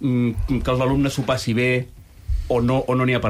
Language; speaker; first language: Catalan; native; Catalan